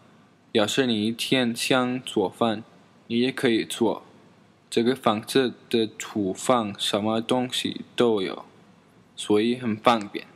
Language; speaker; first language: Chinese; non-native, learner; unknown